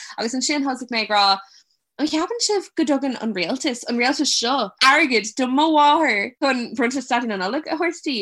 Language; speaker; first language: Irish; non-native, local second language; English